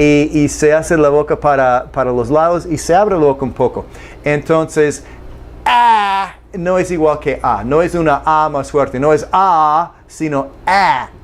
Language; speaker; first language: Spanish; non-native, fluent; English